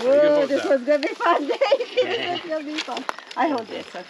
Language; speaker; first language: English; native; English